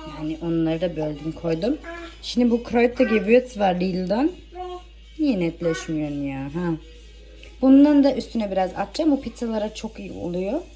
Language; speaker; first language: Turkish; early bilingual, heritage; Turkish